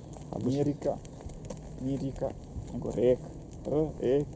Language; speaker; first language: Russian; non-native, learner; Serbian